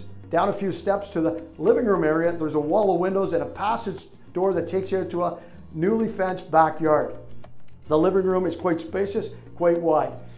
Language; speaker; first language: English; native; English